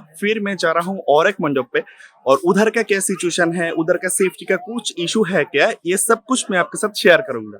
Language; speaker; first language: Hindi; non-native, learner; Bangla